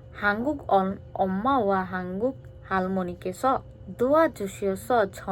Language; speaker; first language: Korean; non-native, learner; Bangla